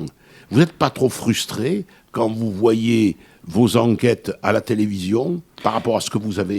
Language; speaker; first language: French; native; French